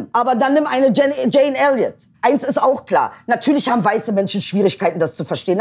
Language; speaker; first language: German; early bilingual, other home language; Turkish